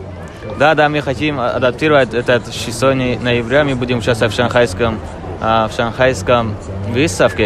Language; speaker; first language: Russian; non-native, learner; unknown